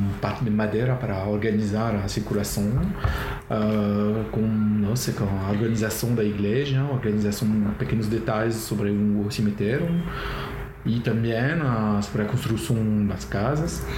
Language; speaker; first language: Portuguese; non-native, learner; French